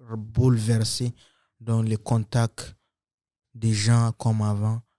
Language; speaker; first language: French; non-native, local second language; Sango